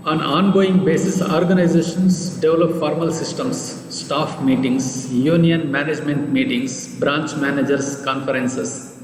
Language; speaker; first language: English; non-native, local second language; Kannada